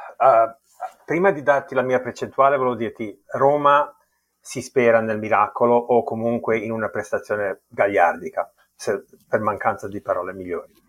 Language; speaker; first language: Italian; early bilingual, heritage; Italian